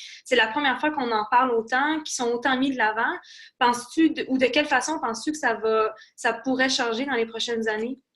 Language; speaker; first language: French; native; French